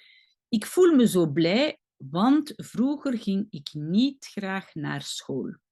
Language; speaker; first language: Dutch; non-native, local second language; French